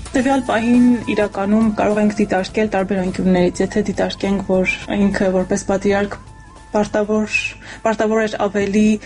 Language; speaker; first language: Armenian; native; Armenian